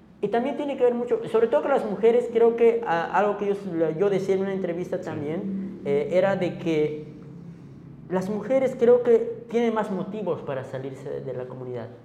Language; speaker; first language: Spanish; non-native, local second language; Tzotzil